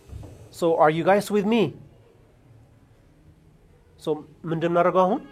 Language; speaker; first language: English; non-native, fluent; Amharic